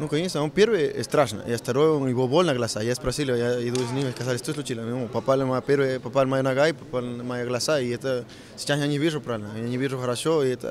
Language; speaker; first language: Russian; non-native, learner; Spanish